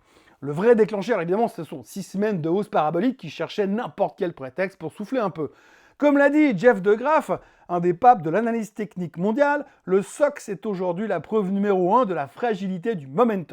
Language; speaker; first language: French; native; French